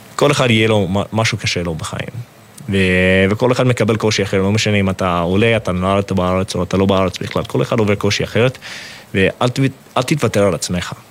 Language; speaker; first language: Hebrew; non-native, fluent; English